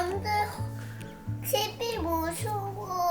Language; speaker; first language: Korean; early bilingual, heritage; Korean